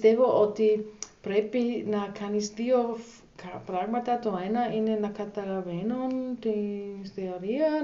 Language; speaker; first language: Greek; non-native, learner; German